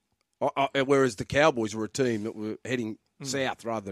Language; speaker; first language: English; native; English